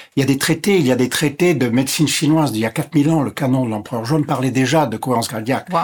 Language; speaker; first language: French; non-native, local second language; English